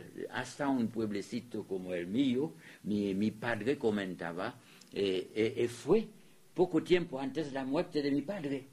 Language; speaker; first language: Spanish; non-native, fluent; French